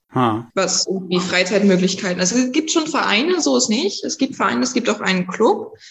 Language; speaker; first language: German; native; German